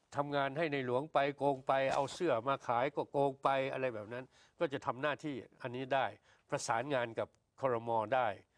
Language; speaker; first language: Thai; native; Thai